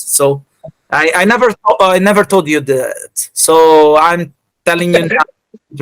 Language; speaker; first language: English; non-native, fluent; Portuguese